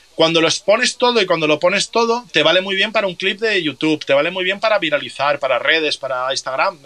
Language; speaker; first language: Spanish; native; Spanish